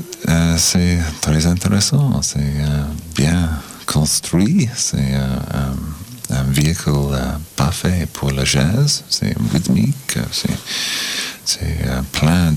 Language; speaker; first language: French; non-native, fluent; English